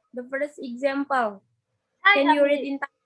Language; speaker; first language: English; non-native, learner; Indonesian